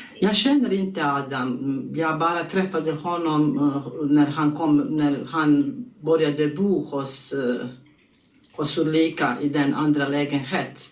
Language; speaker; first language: Swedish; non-native, learner; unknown